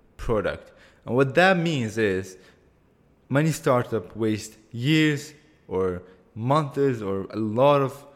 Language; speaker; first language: English; non-native, fluent; Kurdish